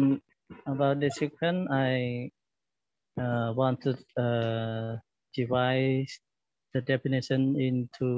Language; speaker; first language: English; non-native, learner; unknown